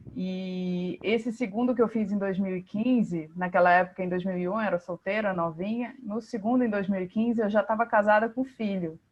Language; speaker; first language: Portuguese; native; Portuguese